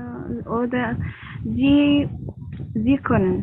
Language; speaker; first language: German; non-native, learner; Arabic